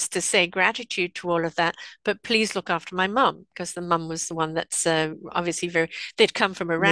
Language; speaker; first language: English; native; English